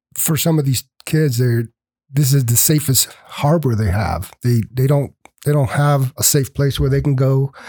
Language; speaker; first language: English; early bilingual, other home language; Spanish